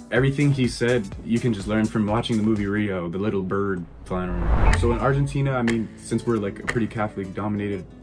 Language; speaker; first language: English; native; English